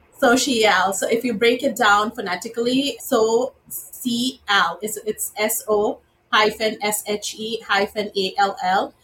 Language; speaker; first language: English; non-native, local second language; Marathi